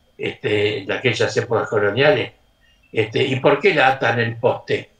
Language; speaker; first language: Spanish; native; Spanish